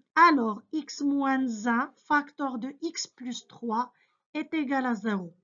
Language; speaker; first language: French; non-native, local second language; Arabic